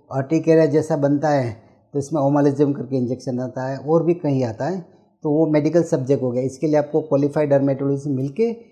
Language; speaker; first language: Hindi; non-native, local second language; Gujarati